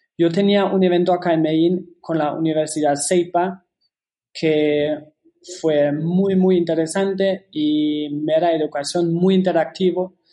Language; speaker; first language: Spanish; non-native, fluent; German